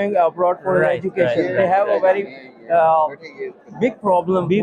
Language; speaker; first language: English; non-native, local second language; Urdu